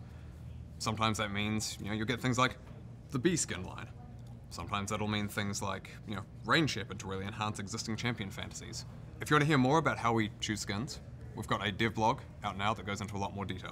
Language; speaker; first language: English; native; English